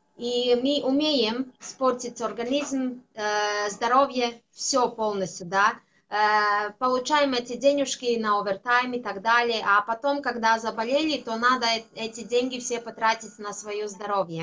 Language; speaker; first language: Russian; non-native, local second language; Latvian